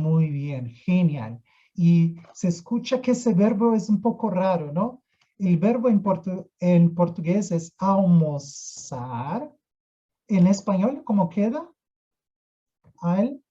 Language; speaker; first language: Spanish; non-native, fluent; Portuguese